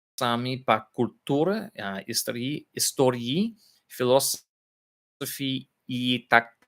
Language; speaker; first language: Russian; non-native, learner; English